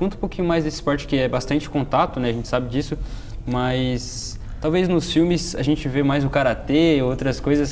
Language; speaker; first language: Portuguese; native; Portuguese